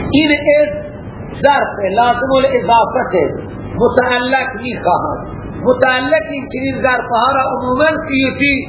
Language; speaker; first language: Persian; non-native, local second language; Baluchi